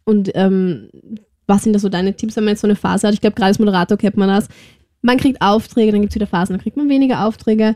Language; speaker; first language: German; native; German